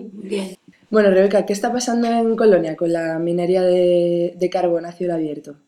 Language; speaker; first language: Spanish; native; Spanish